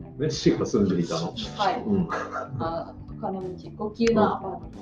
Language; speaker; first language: Japanese; non-native, learner; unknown